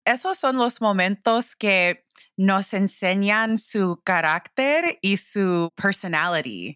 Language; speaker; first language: Spanish; early bilingual, heritage; English